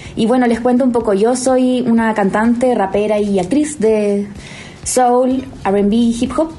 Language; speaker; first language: Spanish; native; Spanish